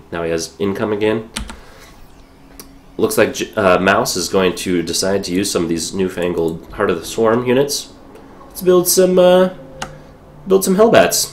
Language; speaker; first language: English; native; English